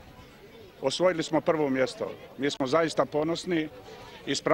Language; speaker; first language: Bosnian; native; Bosnian